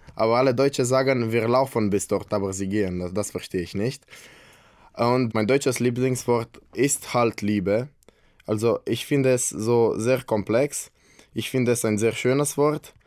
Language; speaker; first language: German; non-native, fluent; Romanian